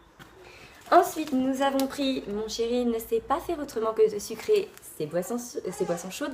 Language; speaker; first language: French; native; French